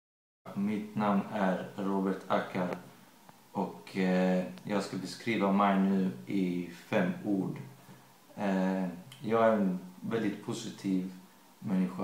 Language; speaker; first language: Swedish; early bilingual, other home language; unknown